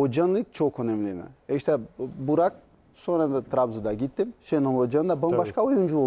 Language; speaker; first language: Turkish; non-native, learner; Portuguese